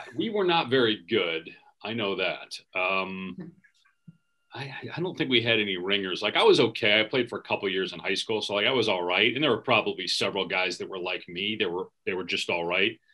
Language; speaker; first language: English; native; English